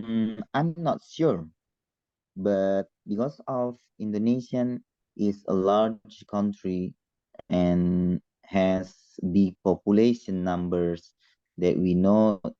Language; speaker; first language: English; non-native, learner; Indonesian